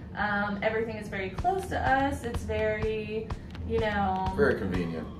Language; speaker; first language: English; native; English